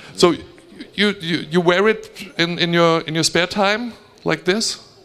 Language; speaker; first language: English; non-native, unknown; German